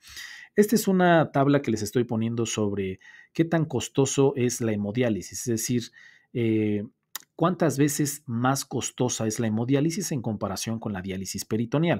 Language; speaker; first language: Spanish; native; Spanish